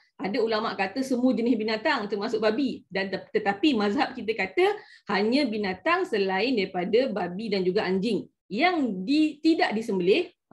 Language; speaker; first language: Malay; native; Malay